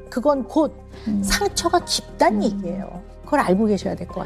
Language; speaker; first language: Korean; native; Korean